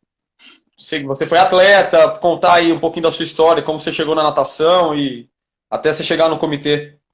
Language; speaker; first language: Portuguese; native; Portuguese